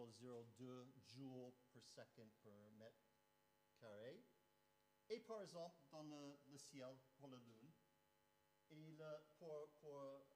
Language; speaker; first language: French; non-native, fluent; English